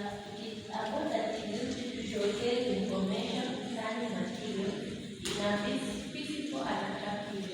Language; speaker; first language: English; non-native, learner; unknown